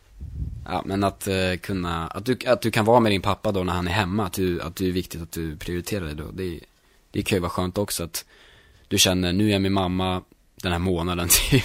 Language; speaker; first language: Swedish; native; Swedish